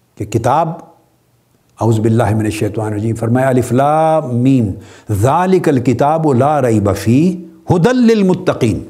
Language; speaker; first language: Urdu; native; Urdu